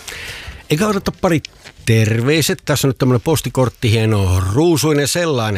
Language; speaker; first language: Finnish; native; Finnish